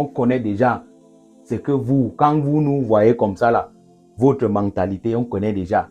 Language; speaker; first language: French; non-native, local second language; English